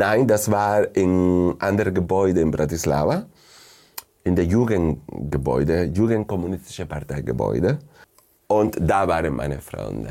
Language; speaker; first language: German; non-native, fluent; Spanish